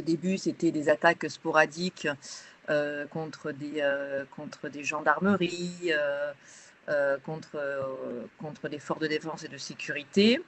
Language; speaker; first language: French; native; French